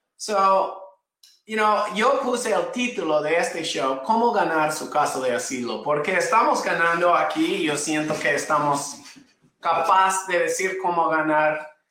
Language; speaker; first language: Spanish; non-native, fluent; English